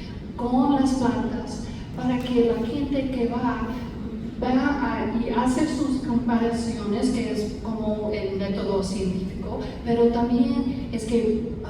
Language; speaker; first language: Spanish; non-native, fluent; English